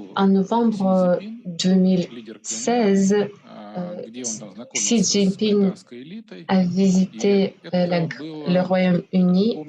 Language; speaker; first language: French; non-native, fluent; Russian